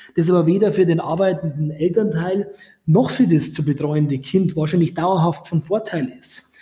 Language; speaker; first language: German; native; German